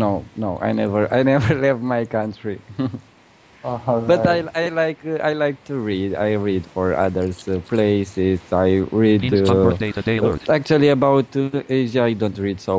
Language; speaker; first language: English; non-native, learner; Romanian